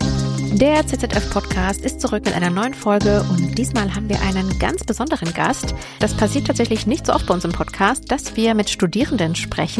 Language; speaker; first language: German; native; German